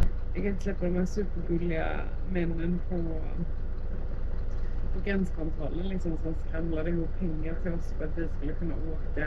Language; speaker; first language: Swedish; native; Swedish